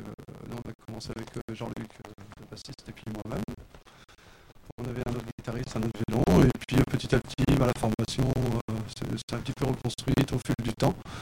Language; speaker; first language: French; native; French